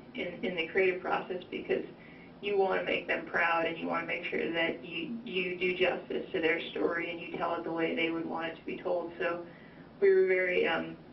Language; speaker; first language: English; native; English